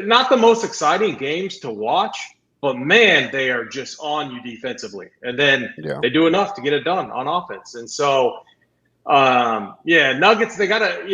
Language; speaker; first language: English; native; English